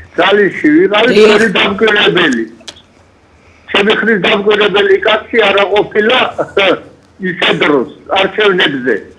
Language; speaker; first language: Georgian; native; Georgian